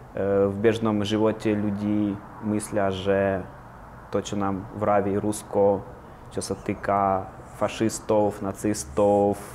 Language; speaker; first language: Slovak; non-native, fluent; Ukrainian